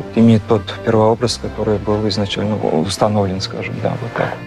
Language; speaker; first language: Russian; non-native, local second language; Chuvash